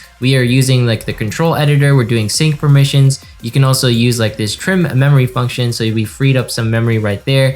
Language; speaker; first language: English; native; English